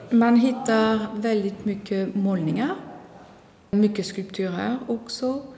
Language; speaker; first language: Swedish; non-native, fluent; French